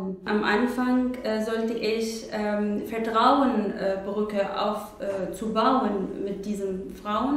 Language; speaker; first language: German; non-native, learner; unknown